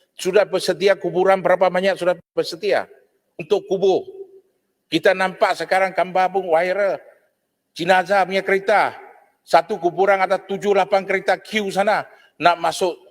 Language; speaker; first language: Malay; non-native, local second language; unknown